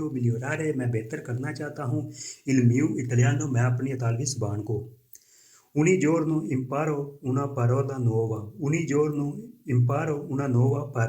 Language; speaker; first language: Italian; non-native, fluent; Urdu